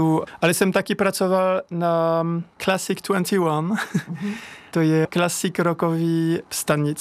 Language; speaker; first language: Czech; non-native, learner; French